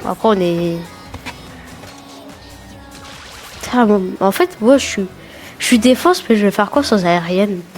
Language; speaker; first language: French; native; French